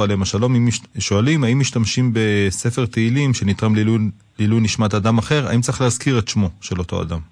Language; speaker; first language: Hebrew; native; Hebrew